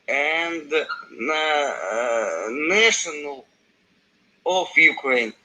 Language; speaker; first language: English; non-native, learner; Russian